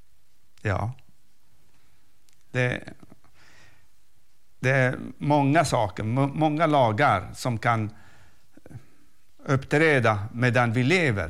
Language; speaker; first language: Swedish; non-native, fluent; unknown